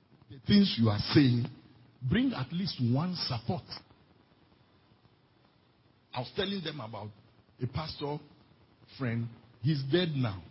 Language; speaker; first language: English; non-native, local second language; Ewe